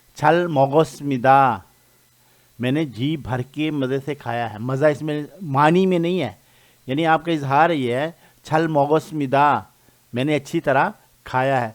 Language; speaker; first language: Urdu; non-native, local second language; Punjabi